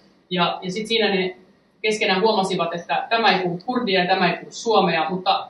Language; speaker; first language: Finnish; early bilingual, other home language; Kurdish